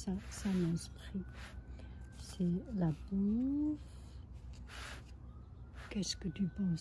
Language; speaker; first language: French; non-native, fluent; Chinese